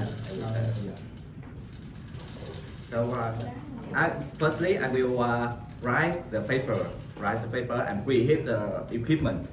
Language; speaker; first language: English; non-native, learner; Vietnamese